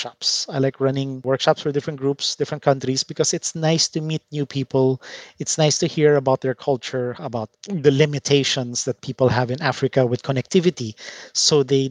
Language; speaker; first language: English; non-native, local second language; Filipino